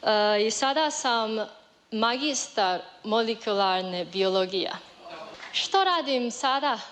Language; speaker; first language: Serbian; non-native, learner; Chinese